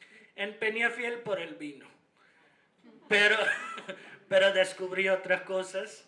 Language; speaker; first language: Spanish; non-native, fluent; Hindi